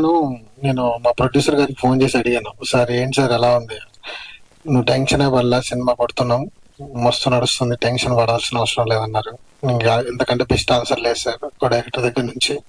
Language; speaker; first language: Telugu; native; Telugu